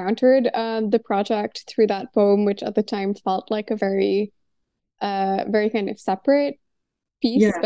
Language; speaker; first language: English; non-native, local second language; Urdu